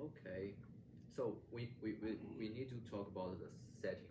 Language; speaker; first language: English; non-native, fluent; Chinese